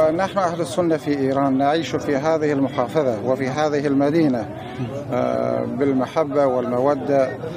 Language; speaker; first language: Arabic; non-native, fluent; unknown